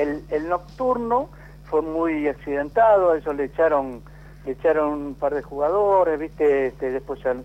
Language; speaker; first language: Spanish; native; Spanish